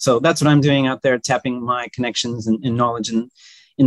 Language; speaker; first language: English; native; English